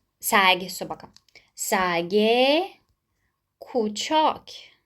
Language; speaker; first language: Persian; non-native, fluent; Ukrainian